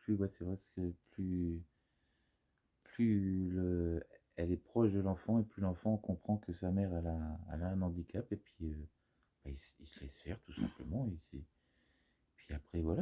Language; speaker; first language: French; native; French